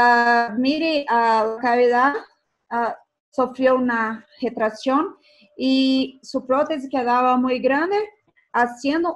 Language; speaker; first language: Spanish; non-native, fluent; Portuguese